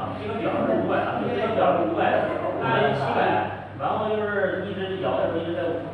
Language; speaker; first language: Chinese; native; Chinese